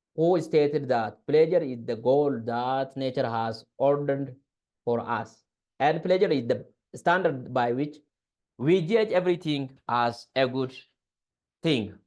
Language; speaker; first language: English; non-native, local second language; Amharic